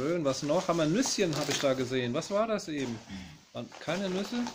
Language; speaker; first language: German; native; German